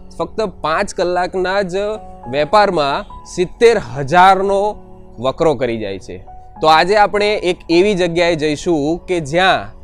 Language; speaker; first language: Gujarati; native; Gujarati